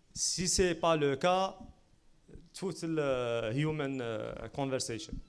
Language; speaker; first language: French; non-native, local second language; Arabic